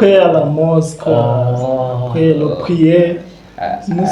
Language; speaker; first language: French; non-native, learner; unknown